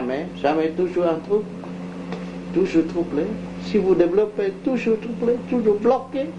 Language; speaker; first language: French; non-native, local second language; Vietnamese